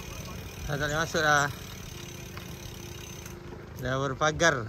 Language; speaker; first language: Malay; native; Malay